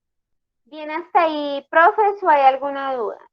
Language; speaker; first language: Spanish; native; Spanish